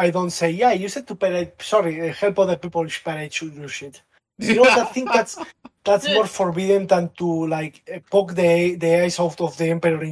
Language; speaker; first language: English; non-native, fluent; Catalan